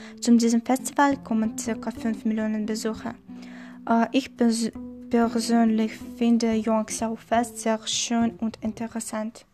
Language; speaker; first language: German; non-native, learner; Chinese